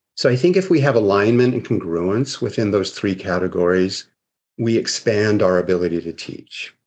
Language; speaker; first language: English; native; English